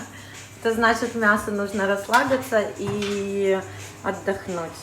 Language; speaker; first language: Russian; native; Russian